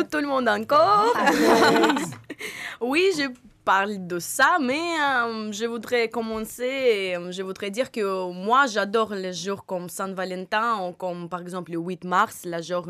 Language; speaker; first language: French; non-native, learner; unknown